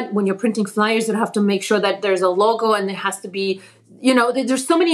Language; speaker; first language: English; non-native, fluent; Polish